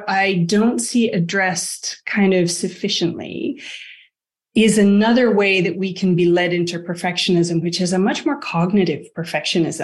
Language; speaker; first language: English; native; English